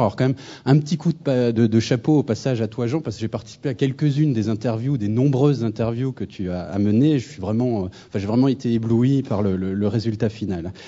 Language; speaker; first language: French; native; French